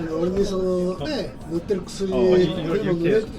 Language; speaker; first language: Japanese; native; Japanese